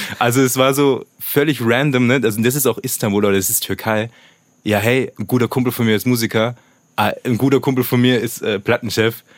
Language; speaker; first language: German; native; German